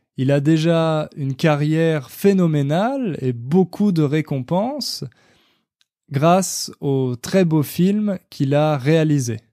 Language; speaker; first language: French; native; French